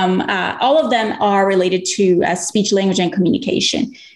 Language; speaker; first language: English; non-native, fluent; Portuguese